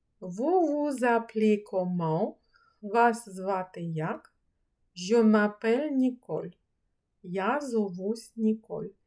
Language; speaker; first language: Ukrainian; native; Ukrainian